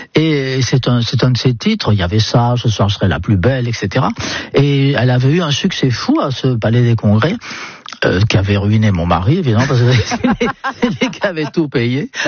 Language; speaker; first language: French; non-native, fluent; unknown